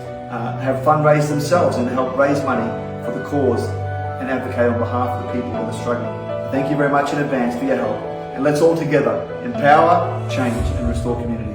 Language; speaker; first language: English; native; English